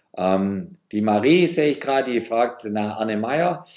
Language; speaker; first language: German; native; German